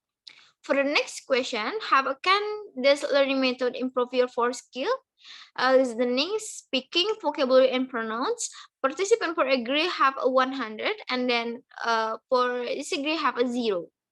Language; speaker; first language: English; non-native, learner; Indonesian